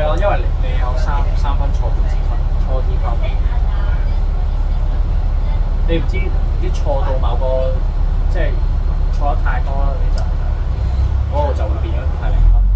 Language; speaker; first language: Cantonese; native; Cantonese